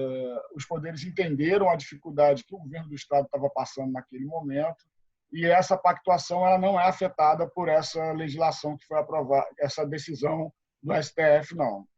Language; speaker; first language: Portuguese; native; Portuguese